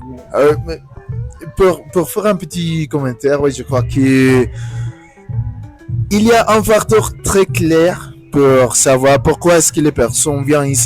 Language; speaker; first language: French; non-native, learner; Spanish